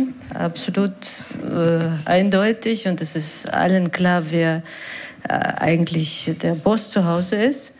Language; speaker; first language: German; non-native, fluent; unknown